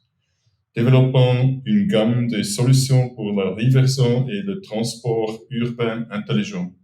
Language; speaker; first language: French; non-native, fluent; German